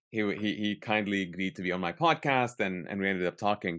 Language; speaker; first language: English; early bilingual, other home language; Arabic